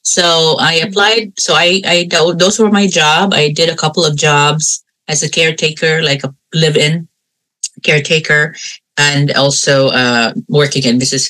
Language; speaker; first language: English; non-native, local second language; Cebuano